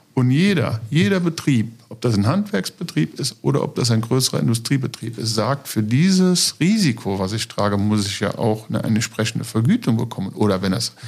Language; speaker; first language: German; native; German